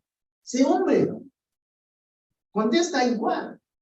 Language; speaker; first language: Spanish; non-native, fluent; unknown